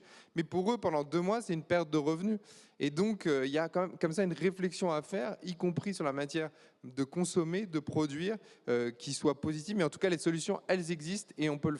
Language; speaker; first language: French; native; French